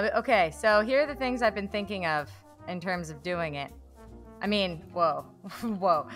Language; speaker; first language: English; native; English